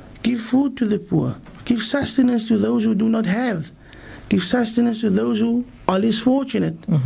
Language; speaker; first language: English; native; English